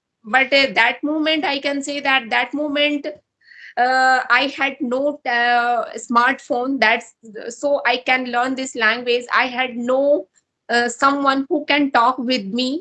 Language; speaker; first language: English; non-native, learner; Hindi